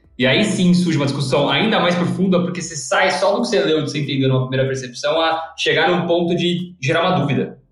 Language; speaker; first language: Portuguese; early bilingual, other home language; English